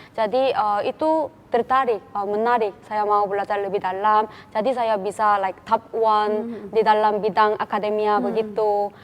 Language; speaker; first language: Indonesian; non-native, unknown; Korean